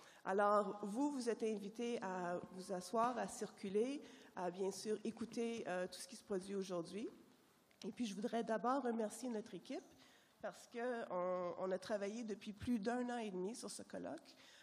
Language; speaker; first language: French; native; French